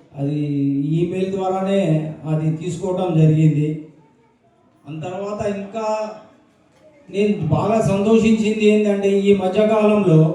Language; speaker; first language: Telugu; native; Telugu